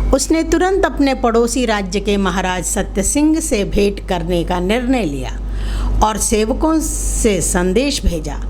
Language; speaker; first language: Hindi; non-native, local second language; Telugu